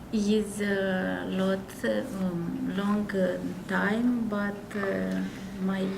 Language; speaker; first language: English; non-native, learner; Russian